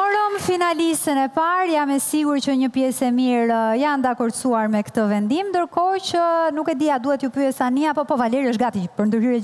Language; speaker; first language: Albanian; native; Albanian